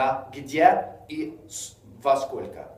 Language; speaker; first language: Russian; non-native, fluent; English